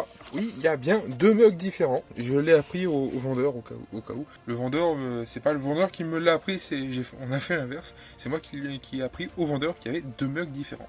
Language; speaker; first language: French; native; French